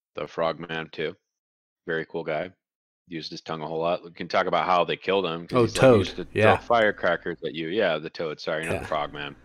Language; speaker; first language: English; native; English